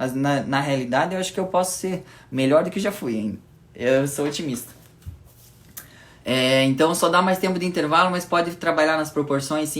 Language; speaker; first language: Portuguese; native; Portuguese